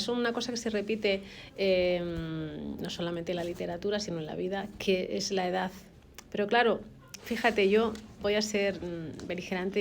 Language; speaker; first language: Spanish; native; Spanish